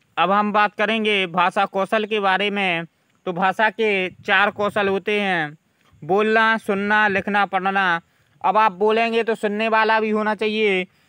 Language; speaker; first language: Hindi; native; Hindi